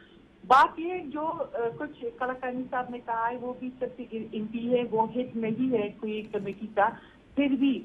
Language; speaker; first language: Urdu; non-native, fluent; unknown